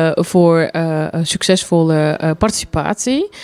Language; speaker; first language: Dutch; non-native, fluent; Arabic